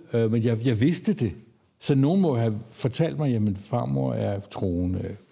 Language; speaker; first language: Danish; native; Danish